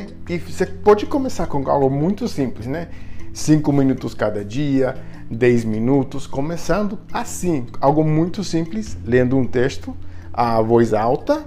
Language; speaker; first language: Portuguese; non-native, fluent; English